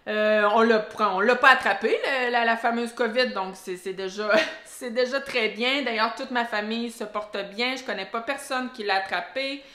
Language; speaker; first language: French; native; French